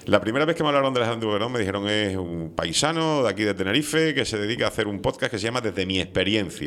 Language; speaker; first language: Spanish; native; Spanish